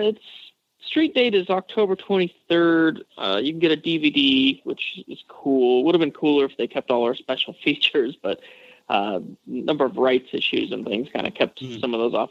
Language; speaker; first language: English; native; English